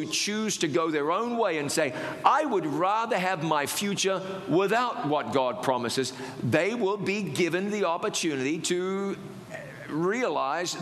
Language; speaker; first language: English; native; English